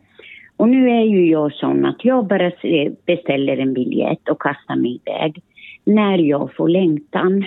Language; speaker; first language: Swedish; early bilingual, other home language; Finnish